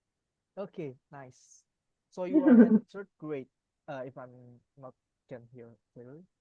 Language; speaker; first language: English; non-native, learner; Indonesian